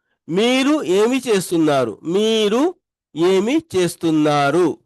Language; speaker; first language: Telugu; non-native, local second language; Urdu